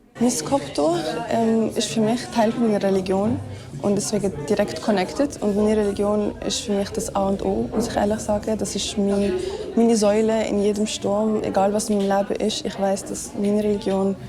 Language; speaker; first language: German; early bilingual, other home language; Arabic